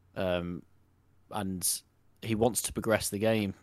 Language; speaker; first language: English; native; English